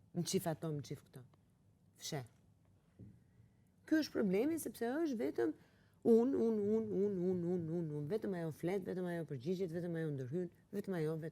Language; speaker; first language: Albanian; native; Albanian